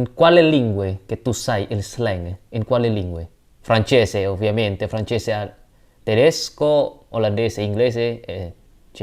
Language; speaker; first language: Italian; non-native, learner; Indonesian